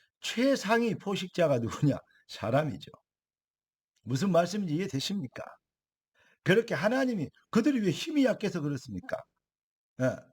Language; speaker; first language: Korean; native; Korean